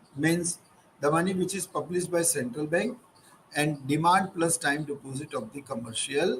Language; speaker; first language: English; non-native, local second language; Gujarati